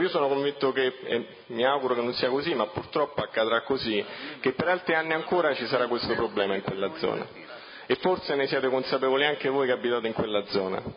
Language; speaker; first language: Italian; native; Italian